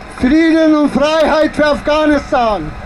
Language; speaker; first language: German; non-native, fluent; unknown